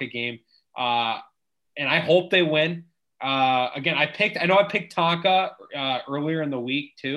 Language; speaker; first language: English; native; English